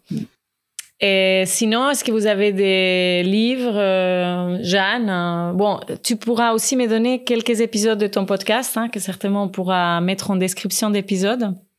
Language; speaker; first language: French; non-native, fluent; Spanish